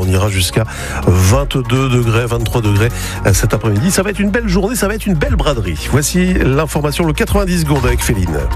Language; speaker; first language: French; native; French